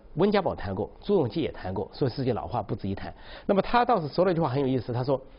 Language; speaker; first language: Chinese; native; Chinese